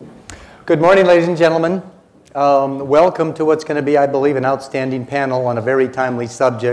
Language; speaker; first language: English; native; English